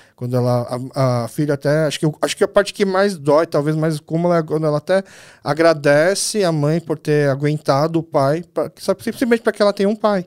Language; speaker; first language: Portuguese; early bilingual, other home language; Korean